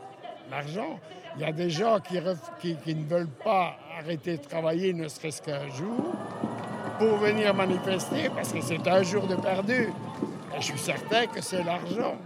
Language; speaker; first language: French; early bilingual, other home language; Spanish